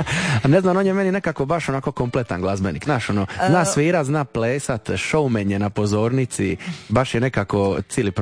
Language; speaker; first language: Serbian; native; Serbian